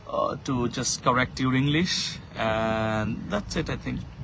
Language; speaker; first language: English; non-native, fluent; Bangla